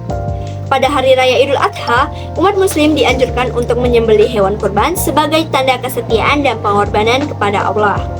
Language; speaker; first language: Indonesian; native; Indonesian